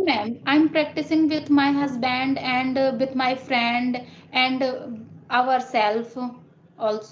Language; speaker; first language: English; non-native, learner; Hindi